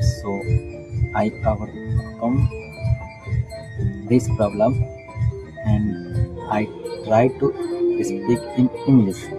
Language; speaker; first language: English; non-native, learner; Hindi